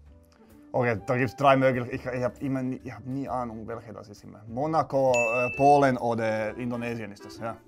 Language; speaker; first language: German; non-native, fluent; Finnish